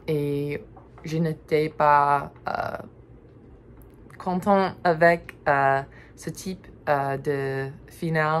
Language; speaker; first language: French; non-native, learner; English